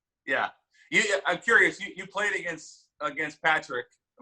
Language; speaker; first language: English; native; English